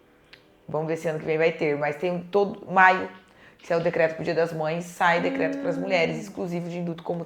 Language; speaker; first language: Portuguese; native; Portuguese